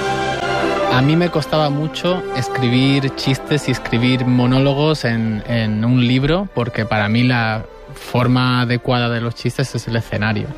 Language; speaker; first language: Spanish; native; Spanish